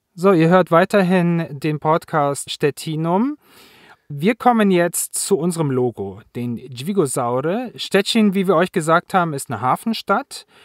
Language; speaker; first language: German; native; German